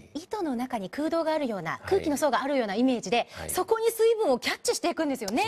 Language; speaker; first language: Japanese; native; Japanese